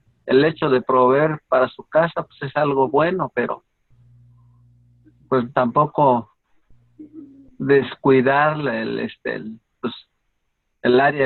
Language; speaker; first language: Spanish; native; Spanish